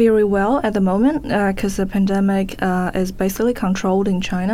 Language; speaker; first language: English; non-native, fluent; Chinese